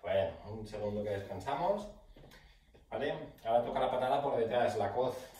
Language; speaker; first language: Spanish; native; Spanish